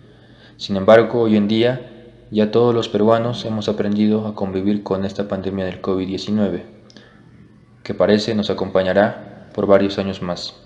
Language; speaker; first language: Spanish; native; Spanish